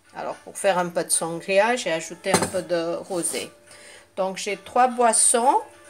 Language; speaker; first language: French; non-native, fluent; Hindi